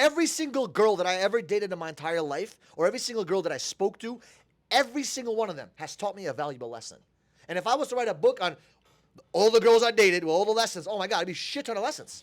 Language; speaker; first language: English; native; English